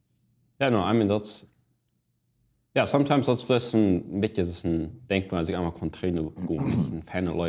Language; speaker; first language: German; non-native, learner; Plautdietsch